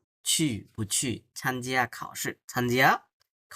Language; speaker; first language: Chinese; non-native, fluent; Bangla